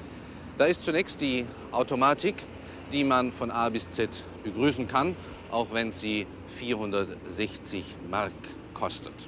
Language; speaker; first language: German; native; German